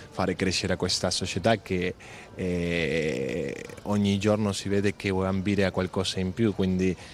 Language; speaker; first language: Italian; non-native, fluent; Spanish